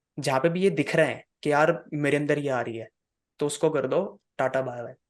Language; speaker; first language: Hindi; native; Hindi